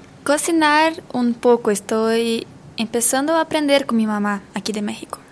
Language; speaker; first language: Spanish; non-native, learner; Portuguese